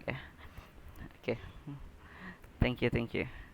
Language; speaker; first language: English; non-native, learner; Indonesian